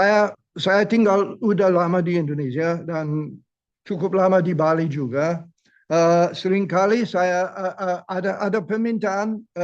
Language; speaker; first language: Indonesian; non-native, fluent; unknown